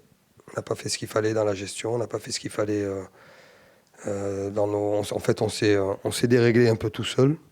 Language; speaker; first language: French; native; French